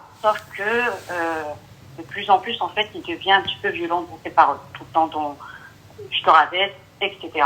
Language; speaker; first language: French; early bilingual, other home language; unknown